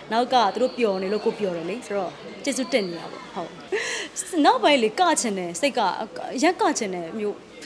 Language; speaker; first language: Burmese; native; Burmese